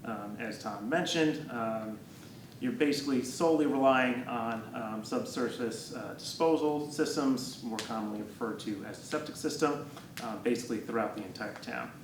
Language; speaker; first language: English; native; English